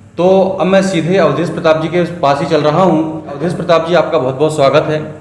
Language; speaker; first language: Hindi; native; Hindi